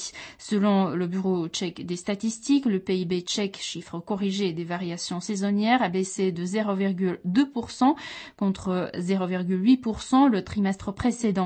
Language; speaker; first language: French; non-native, fluent; Czech